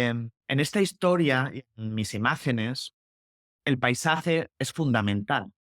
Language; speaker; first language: Spanish; native; Spanish